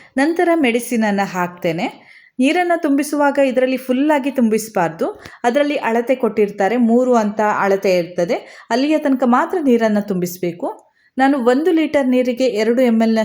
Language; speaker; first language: Kannada; native; Kannada